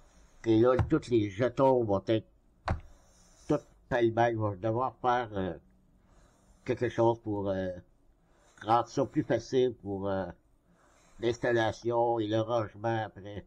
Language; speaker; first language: French; native; French